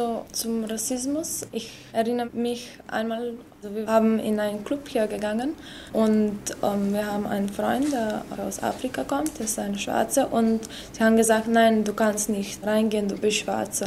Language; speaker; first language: German; non-native, fluent; Slovenian